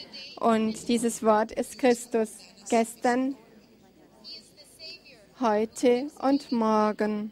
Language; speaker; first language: German; non-native, fluent; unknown